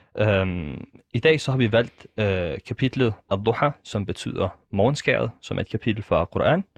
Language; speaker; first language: Danish; early bilingual, other home language; Arabic